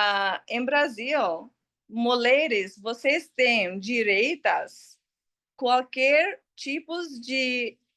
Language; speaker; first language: Portuguese; non-native, learner; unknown